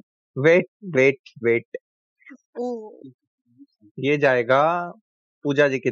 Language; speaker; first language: Hindi; native; Hindi